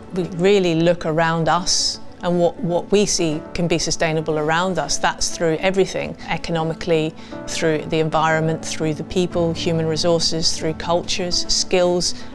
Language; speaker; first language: English; native; English